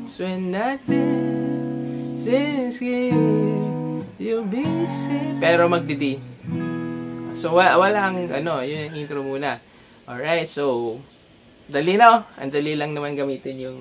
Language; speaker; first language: Filipino; non-native, local second language; Bikol